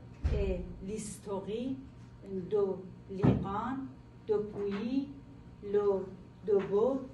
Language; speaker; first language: French; non-native, learner; Persian